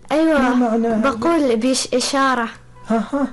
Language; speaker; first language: Arabic; non-native, learner; Persian